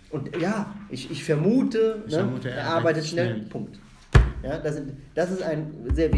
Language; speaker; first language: German; non-native, fluent; Arabic